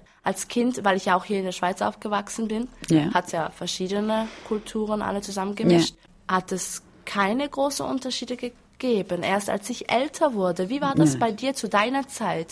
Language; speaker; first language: German; early bilingual, other home language; Romany